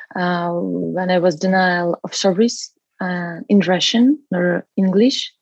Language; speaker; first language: English; non-native, learner; Russian